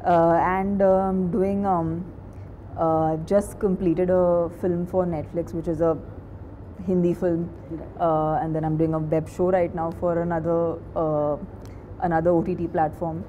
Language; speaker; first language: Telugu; non-native, fluent; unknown